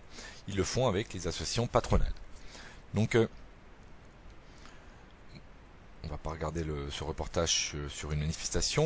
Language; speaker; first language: French; native; French